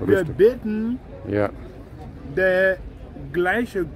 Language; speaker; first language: German; non-native, fluent; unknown